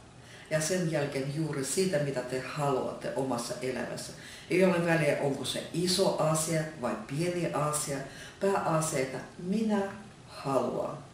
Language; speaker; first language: Finnish; non-native, fluent; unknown